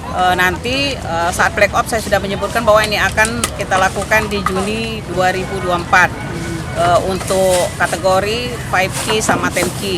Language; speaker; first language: Indonesian; native; Indonesian